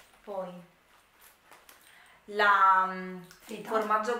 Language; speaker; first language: Italian; native; Italian